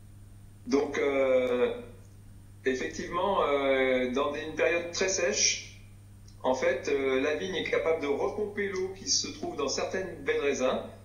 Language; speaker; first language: French; native; French